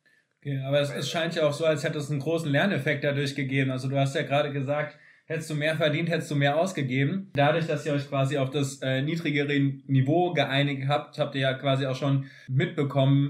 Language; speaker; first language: German; native; German